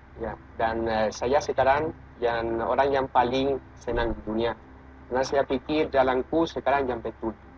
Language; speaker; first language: Indonesian; non-native, fluent; Catalan